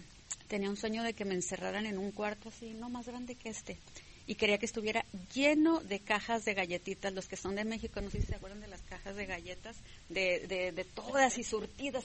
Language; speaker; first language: Spanish; native; Spanish